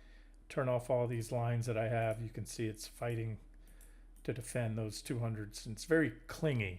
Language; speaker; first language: English; native; English